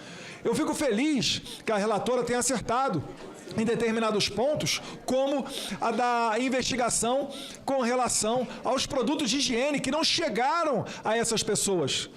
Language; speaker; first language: Portuguese; native; Portuguese